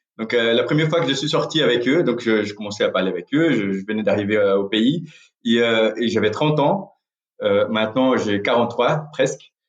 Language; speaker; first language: French; non-native, fluent; Portuguese